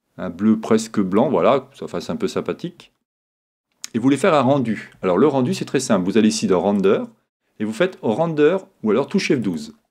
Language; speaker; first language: French; native; French